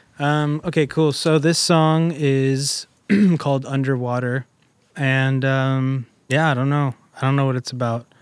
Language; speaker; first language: English; early bilingual, other home language; German